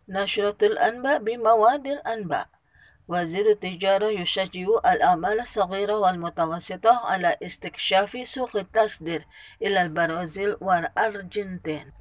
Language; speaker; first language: Arabic; non-native, fluent; Indonesian